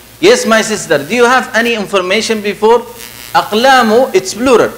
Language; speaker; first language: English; non-native, fluent; Arabic